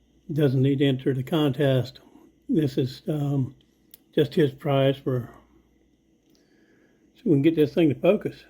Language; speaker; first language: English; native; English